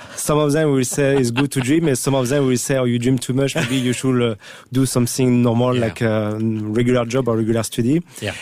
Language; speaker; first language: English; non-native, fluent; French